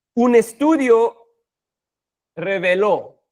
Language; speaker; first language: Spanish; non-native, fluent; English